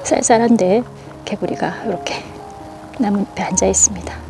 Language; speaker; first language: Korean; native; Korean